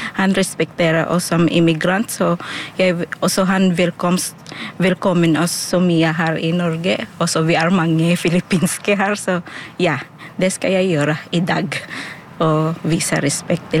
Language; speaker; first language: Norwegian; non-native, learner; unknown